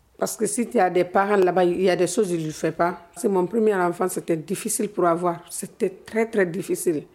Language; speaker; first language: French; non-native, local second language; Fula